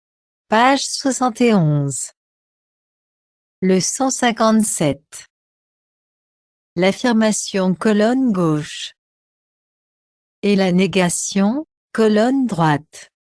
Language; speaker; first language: French; non-native, fluent; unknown